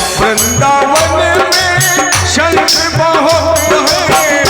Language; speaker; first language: Hindi; native; Hindi